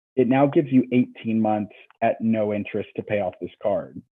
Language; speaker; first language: English; native; English